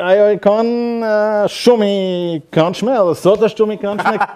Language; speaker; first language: Albanian; non-native, learner; German